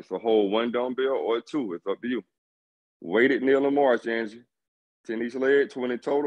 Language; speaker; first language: English; native; English